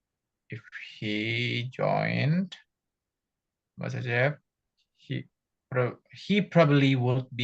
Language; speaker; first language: English; non-native, fluent; Indonesian